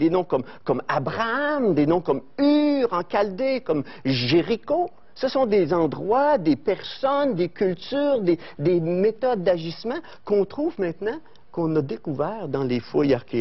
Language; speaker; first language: French; native; French